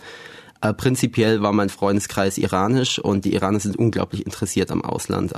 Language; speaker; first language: German; native; German